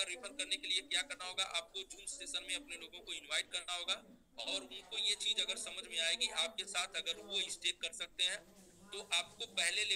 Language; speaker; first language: Hindi; native; Hindi